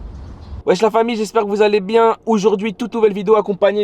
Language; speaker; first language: French; native; French